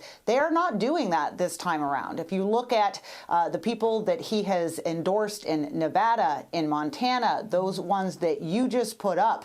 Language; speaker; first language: English; native; English